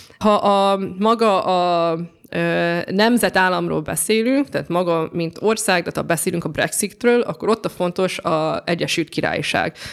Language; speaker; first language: Hungarian; early bilingual, heritage; Hungarian